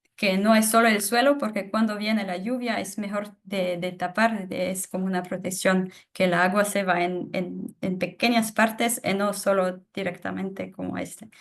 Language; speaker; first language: Spanish; non-native, fluent; French